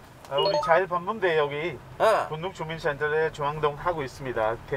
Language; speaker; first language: Korean; non-native, fluent; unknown